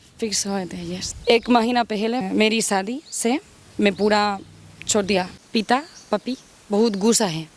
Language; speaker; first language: Hindi; non-native, learner; Spanish